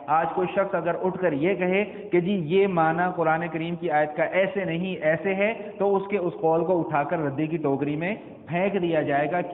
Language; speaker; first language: Urdu; non-native, local second language; Punjabi